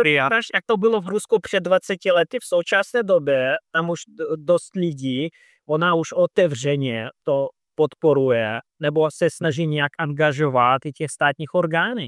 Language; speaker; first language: Czech; non-native, fluent; Russian